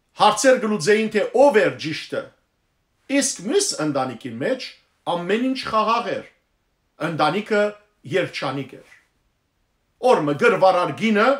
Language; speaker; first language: Armenian; early bilingual, heritage; Armenian